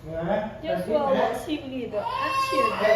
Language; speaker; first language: Chinese; non-native, learner; Lao